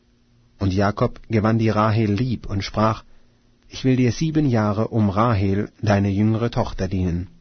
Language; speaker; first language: German; native; German